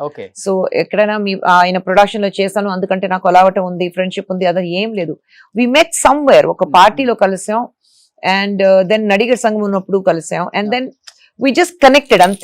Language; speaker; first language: Telugu; non-native, fluent; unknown